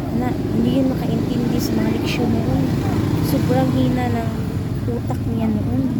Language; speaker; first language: Filipino; non-native, local second language; Cebuano